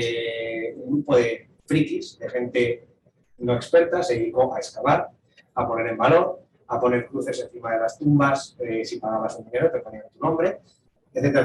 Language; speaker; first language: Spanish; native; Spanish